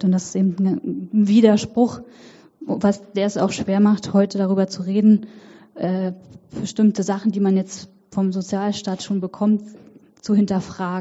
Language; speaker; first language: German; native; German